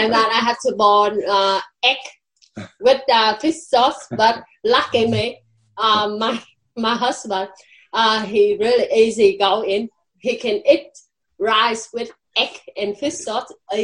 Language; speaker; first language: English; non-native, learner; Vietnamese